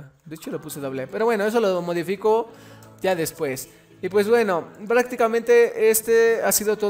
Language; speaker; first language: Spanish; native; Spanish